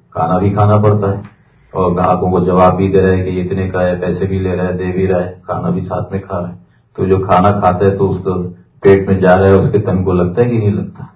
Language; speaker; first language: Urdu; native; Urdu